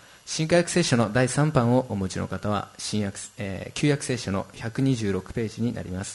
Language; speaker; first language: Japanese; native; Japanese